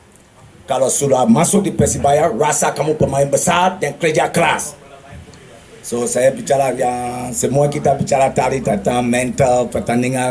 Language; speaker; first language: Indonesian; non-native, fluent; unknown